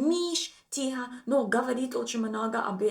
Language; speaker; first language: Russian; non-native, learner; English